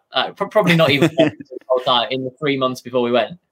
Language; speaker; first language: English; native; English